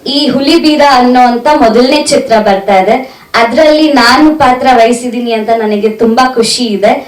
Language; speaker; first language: Kannada; native; Kannada